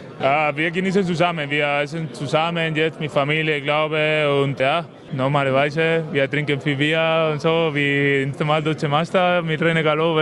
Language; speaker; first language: German; non-native, learner; Spanish